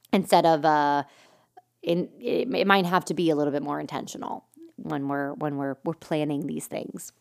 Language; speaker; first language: English; native; English